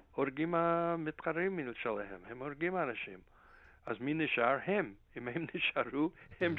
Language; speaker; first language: Hebrew; non-native, fluent; English